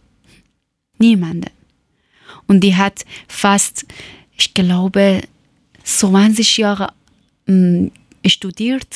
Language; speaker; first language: German; non-native, learner; Persian